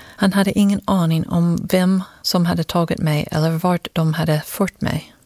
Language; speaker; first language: Swedish; non-native, fluent; English